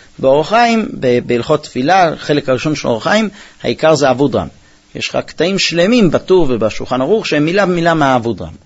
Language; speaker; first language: Hebrew; early bilingual, heritage; Hebrew